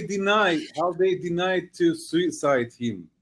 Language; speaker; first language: English; non-native, learner; Turkish